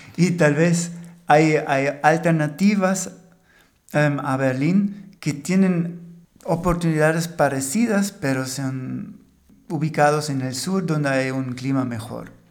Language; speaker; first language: Spanish; non-native, fluent; German